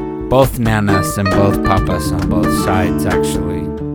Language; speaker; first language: English; early bilingual, other home language; Spanish